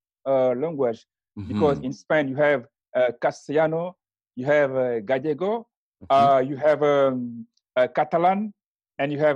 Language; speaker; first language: English; non-native, learner; Wolof